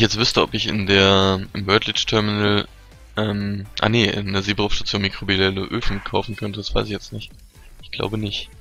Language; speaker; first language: German; native; German